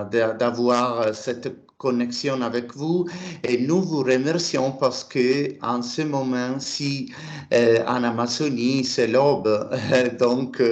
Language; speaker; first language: French; non-native, learner; Italian